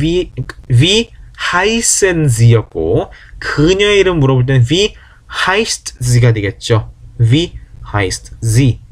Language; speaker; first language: German; non-native, fluent; Korean